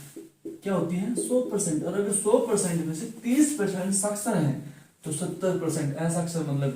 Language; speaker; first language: Hindi; native; Hindi